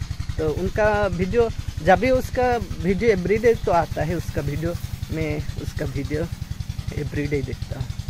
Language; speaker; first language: Hindi; non-native, fluent; Bangla